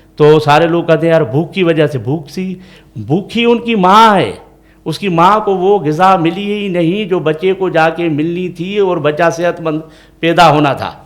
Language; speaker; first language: Urdu; non-native, local second language; Sindhi